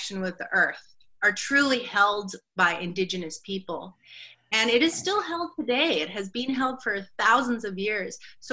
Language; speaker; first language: English; native; English